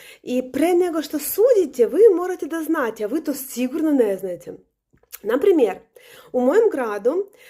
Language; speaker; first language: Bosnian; non-native, learner; Russian